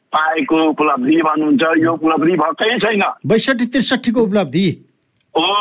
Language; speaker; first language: Nepali; native; Nepali